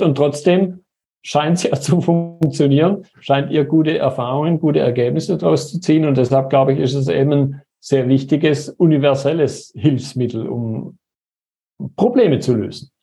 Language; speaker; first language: German; native; German